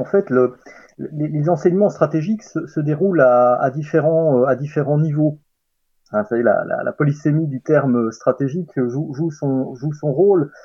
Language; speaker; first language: French; native; French